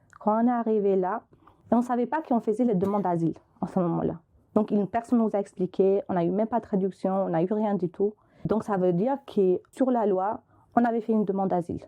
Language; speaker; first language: French; non-native, fluent; Albanian